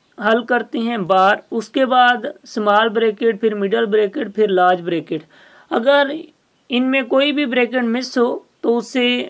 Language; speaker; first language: Urdu; non-native, local second language; Sindhi